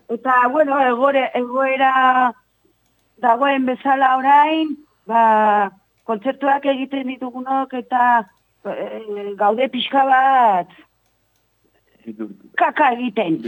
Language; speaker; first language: Basque; non-native, local second language; Spanish